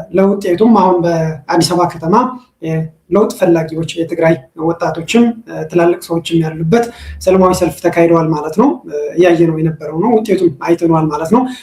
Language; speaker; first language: Amharic; non-native, local second language; Tigrinya